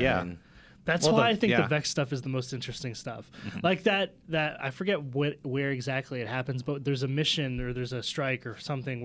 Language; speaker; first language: English; native; English